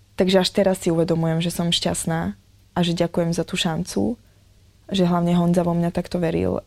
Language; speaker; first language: Slovak; native; Slovak